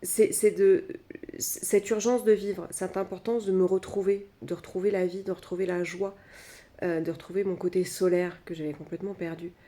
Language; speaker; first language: French; native; French